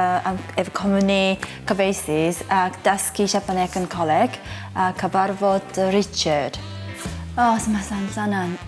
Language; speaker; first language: Welsh; non-native, learner; Japanese